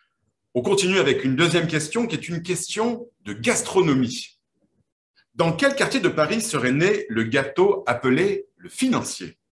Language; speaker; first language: French; native; French